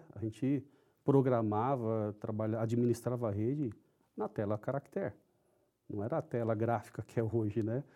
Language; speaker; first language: Portuguese; non-native, local second language; Japanese